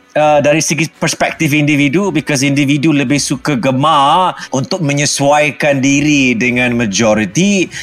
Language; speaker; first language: Malay; early bilingual, other home language; German